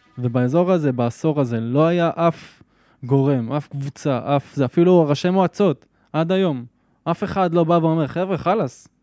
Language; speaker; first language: Hebrew; native; Hebrew